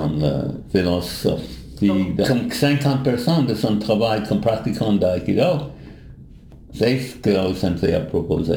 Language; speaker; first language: French; non-native, learner; English